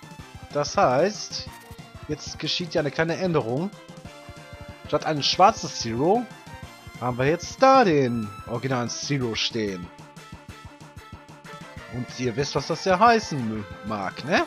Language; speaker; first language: German; native; German